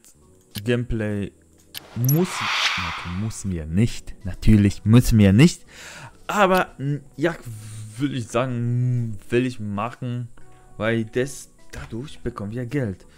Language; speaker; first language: German; non-native, learner; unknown